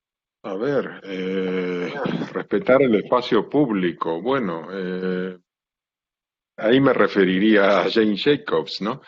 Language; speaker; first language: Spanish; native; Spanish